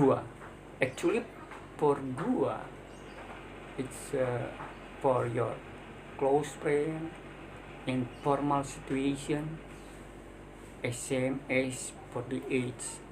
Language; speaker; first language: English; non-native, learner; Indonesian